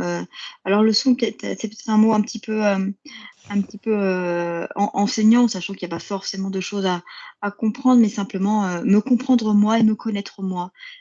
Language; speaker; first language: French; native; French